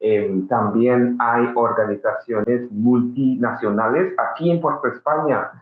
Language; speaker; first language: Spanish; non-native, fluent; English